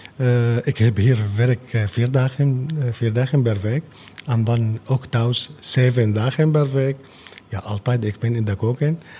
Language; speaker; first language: Dutch; non-native, fluent; Arabic